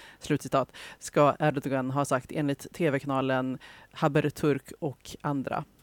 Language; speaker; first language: Swedish; native; Swedish